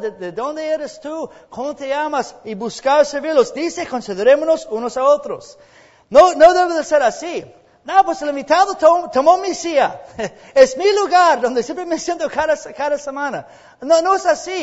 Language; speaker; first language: Spanish; non-native, fluent; English